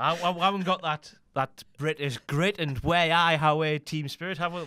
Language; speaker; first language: English; native; English